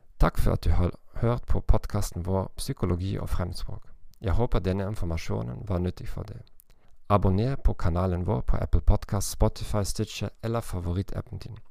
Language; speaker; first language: Norwegian; non-native, learner; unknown